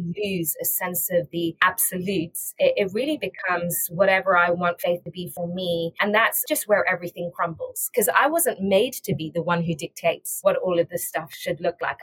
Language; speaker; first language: English; native; English